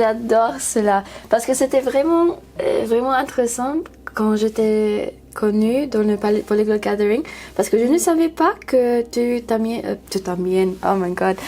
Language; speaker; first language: French; non-native, learner; English